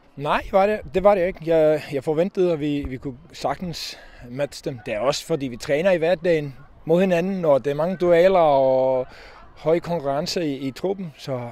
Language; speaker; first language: Danish; non-native, fluent; Icelandic